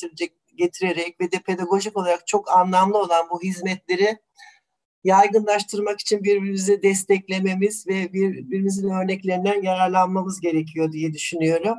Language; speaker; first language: Turkish; native; Turkish